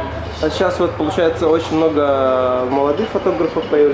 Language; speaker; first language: Russian; native; Russian